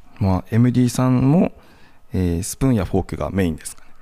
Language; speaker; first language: Japanese; native; Japanese